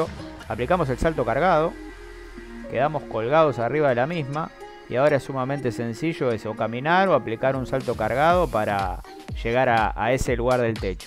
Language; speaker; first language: Spanish; native; Spanish